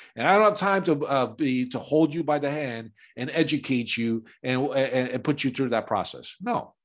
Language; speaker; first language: English; native; English